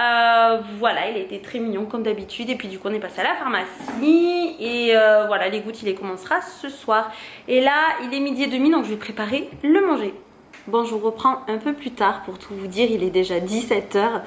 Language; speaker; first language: French; native; French